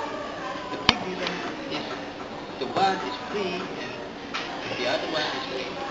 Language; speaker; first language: English; non-native, learner; Indonesian